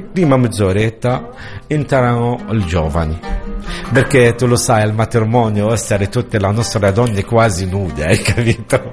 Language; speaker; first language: Italian; non-native, learner; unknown